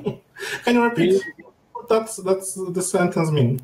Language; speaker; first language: English; non-native, learner; Polish